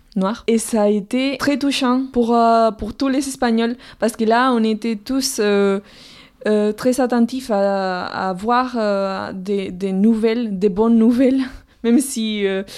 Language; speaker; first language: French; non-native, fluent; Spanish